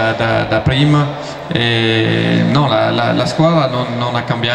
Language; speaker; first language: Italian; non-native, learner; French